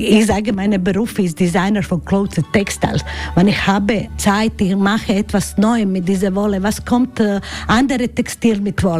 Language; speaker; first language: German; non-native, learner; Croatian